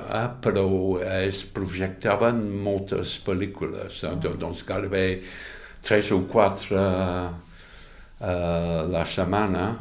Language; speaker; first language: Catalan; non-native, fluent; English